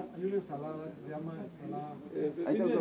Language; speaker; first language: Spanish; native; Spanish